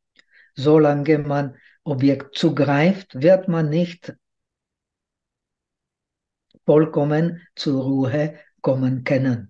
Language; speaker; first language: German; non-native, fluent; Czech